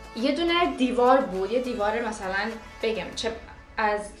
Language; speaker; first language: Persian; early bilingual, heritage; Persian